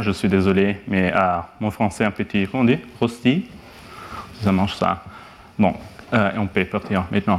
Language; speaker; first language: French; non-native, fluent; Italian